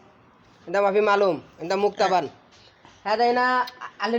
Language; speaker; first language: Arabic; non-native, learner; Urdu